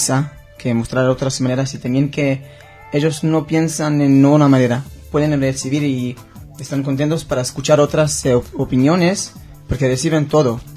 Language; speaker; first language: Spanish; non-native, learner; Hebrew